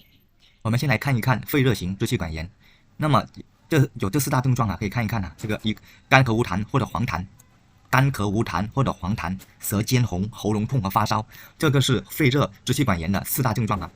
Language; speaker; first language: Chinese; native; Chinese